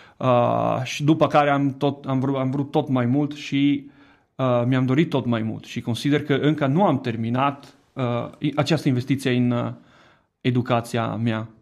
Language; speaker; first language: Romanian; non-native, fluent; Italian